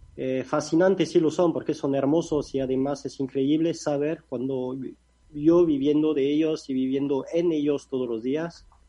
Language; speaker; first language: Spanish; non-native, fluent; French